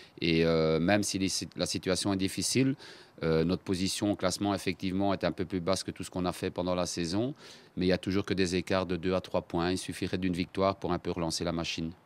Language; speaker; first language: French; native; French